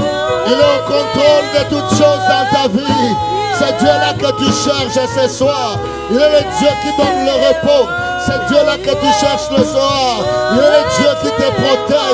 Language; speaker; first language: French; non-native, local second language; Lingala